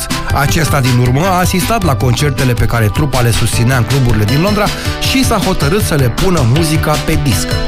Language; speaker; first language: Romanian; native; Romanian